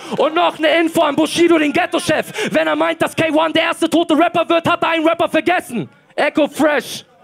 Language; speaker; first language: German; early bilingual, other home language; Polish